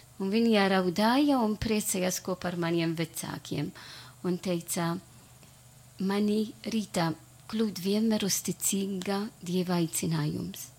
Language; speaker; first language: Latvian; non-native, learner; Italian